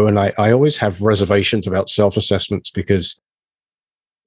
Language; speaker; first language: English; native; English